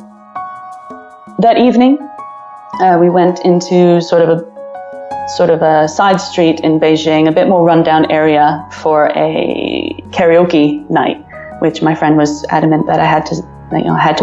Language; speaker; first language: English; native; English